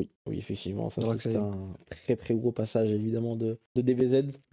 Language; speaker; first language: French; native; French